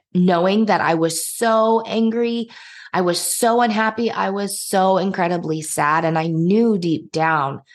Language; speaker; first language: English; native; English